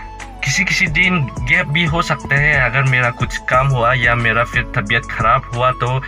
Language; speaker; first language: Hindi; non-native, learner; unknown